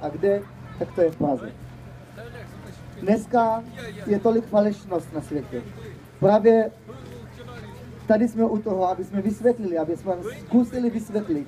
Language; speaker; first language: Czech; early bilingual, heritage; Czech